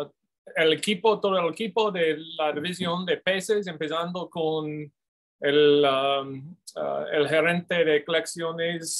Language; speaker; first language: Spanish; non-native, fluent; English